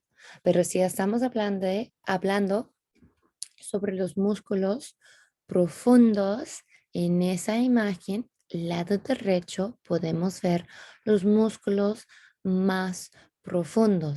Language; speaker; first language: Spanish; non-native, fluent; English